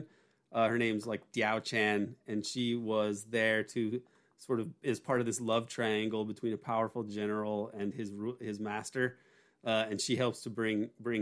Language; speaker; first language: English; native; English